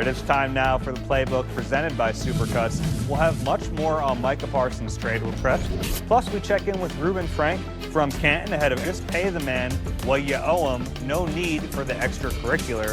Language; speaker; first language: English; native; English